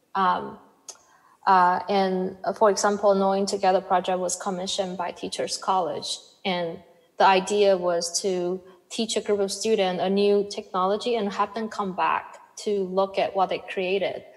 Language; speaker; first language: English; non-native, fluent; Chinese